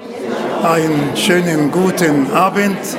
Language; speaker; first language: German; non-native, learner; Arabic